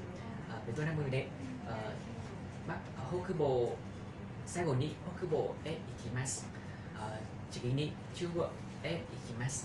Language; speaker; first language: Japanese; non-native, learner; Vietnamese